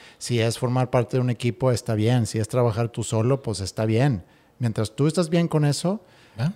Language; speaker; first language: Spanish; non-native, fluent; Swedish